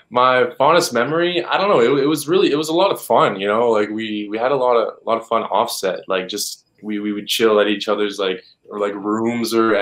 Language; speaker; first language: English; native; English